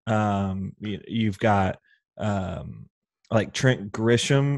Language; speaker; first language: English; native; English